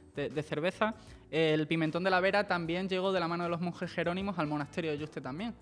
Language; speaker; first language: Spanish; native; Spanish